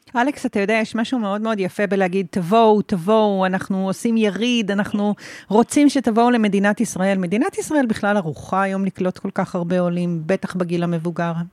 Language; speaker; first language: Hebrew; native; Hebrew